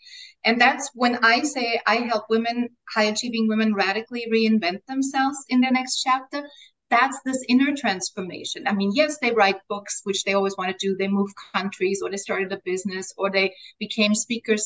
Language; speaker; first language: English; non-native, fluent; German